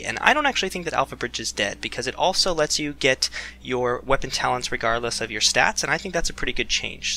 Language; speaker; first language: English; native; English